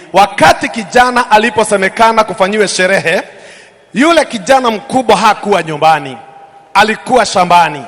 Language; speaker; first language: Swahili; non-native, local second language; Kikuyu